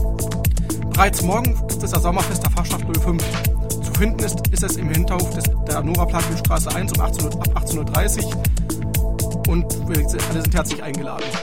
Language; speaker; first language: German; native; German